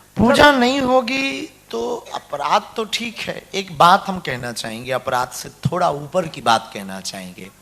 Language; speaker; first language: Hindi; native; Hindi